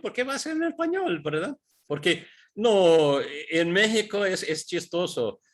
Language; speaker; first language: Spanish; non-native, fluent; English